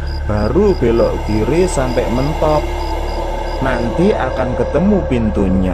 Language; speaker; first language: Indonesian; native; Indonesian